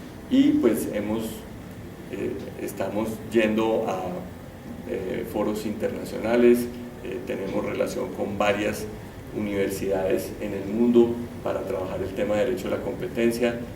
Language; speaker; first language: Spanish; native; Spanish